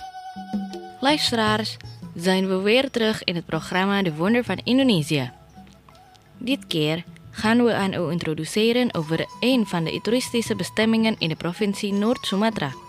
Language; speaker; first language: Dutch; non-native, learner; Indonesian